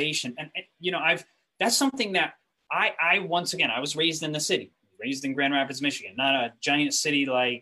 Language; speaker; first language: English; native; English